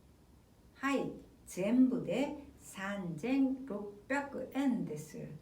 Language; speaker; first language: Japanese; non-native, fluent; Korean